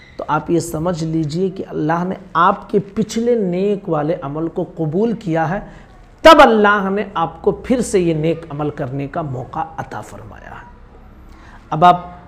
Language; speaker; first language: Hindi; native; Hindi